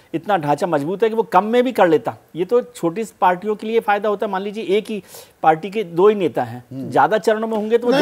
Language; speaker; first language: Hindi; native; Hindi